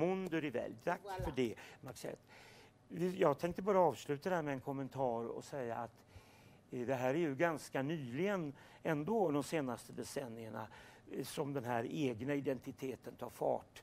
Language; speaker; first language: Swedish; native; Swedish